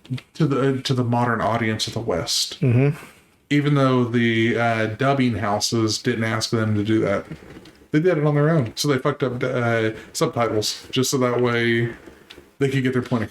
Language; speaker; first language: English; native; English